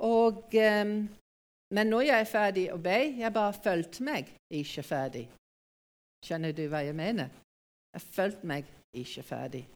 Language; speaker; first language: Norwegian; non-native, fluent; English